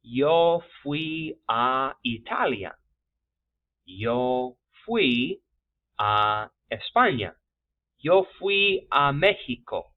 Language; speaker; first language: Spanish; non-native, fluent; English